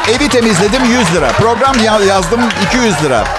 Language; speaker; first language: Turkish; non-native, fluent; Italian